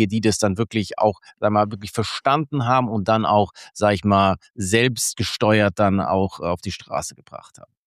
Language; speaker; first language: German; native; German